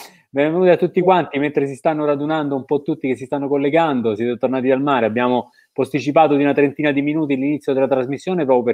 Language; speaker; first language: Italian; native; Italian